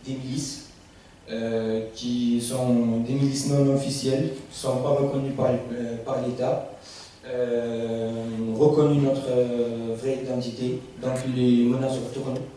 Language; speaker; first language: French; non-native, fluent; Arabic